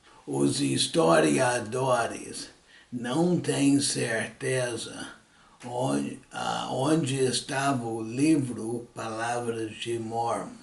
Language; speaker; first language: Portuguese; early bilingual, other home language; English